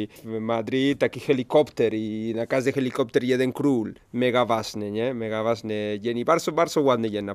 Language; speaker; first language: Polish; non-native, learner; Spanish